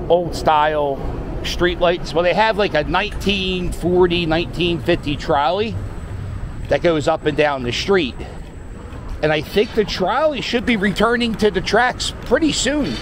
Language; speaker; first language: English; native; English